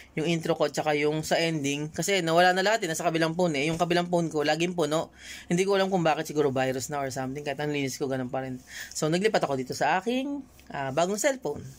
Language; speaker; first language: Filipino; native; Filipino